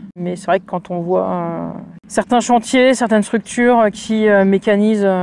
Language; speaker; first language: French; native; French